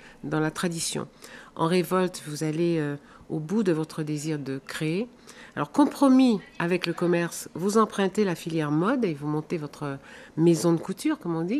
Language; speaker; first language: French; native; French